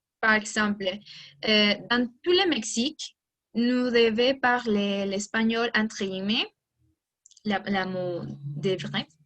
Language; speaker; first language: French; non-native, learner; Spanish